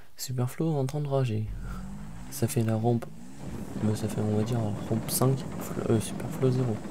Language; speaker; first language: French; native; French